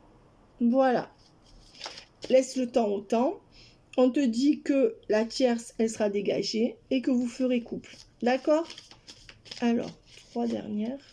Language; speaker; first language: French; native; French